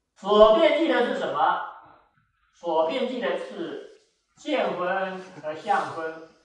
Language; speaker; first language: Chinese; native; Chinese